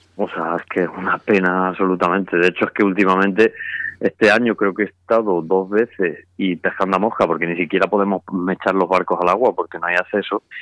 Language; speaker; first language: Spanish; native; Spanish